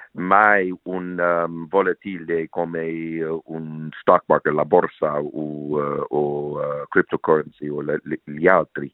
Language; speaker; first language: Italian; non-native, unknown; English